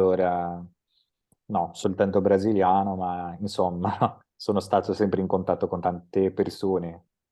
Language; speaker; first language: Italian; non-native, fluent; Portuguese